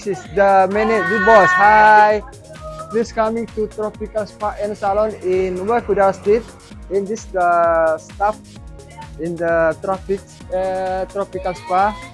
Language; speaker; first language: English; non-native, learner; Indonesian